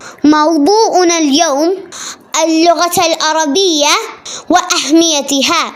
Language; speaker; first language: Arabic; non-native, learner; Malayalam